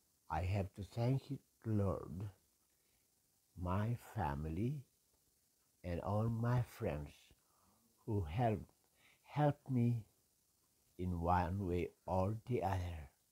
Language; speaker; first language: English; non-native, local second language; Iloko